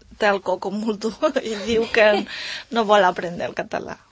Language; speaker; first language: Catalan; non-native, learner; Spanish